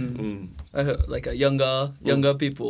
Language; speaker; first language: English; non-native, learner; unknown